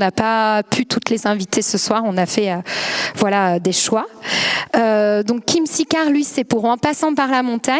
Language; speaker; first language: French; native; French